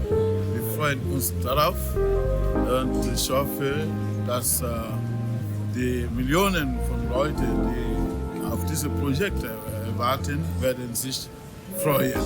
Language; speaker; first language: German; non-native, fluent; French